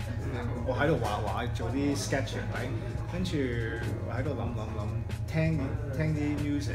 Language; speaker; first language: Cantonese; early bilingual, heritage; English